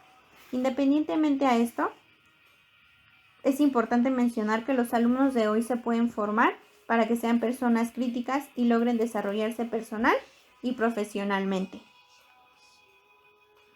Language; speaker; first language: Spanish; native; Spanish